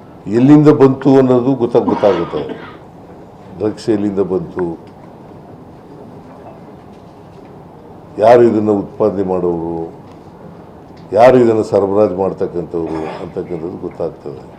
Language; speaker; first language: Kannada; native; Kannada